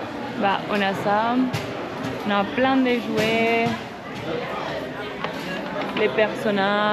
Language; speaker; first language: French; non-native, fluent; Spanish